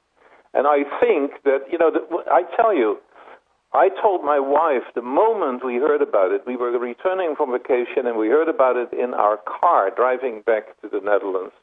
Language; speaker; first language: English; non-native, fluent; Dutch